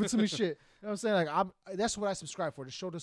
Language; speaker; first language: English; native; English